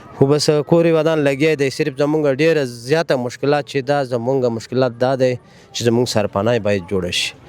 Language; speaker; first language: Pashto; native; Pashto